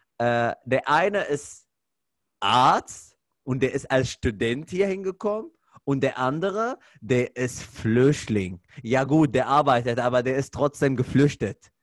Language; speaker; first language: German; non-native, fluent; Arabic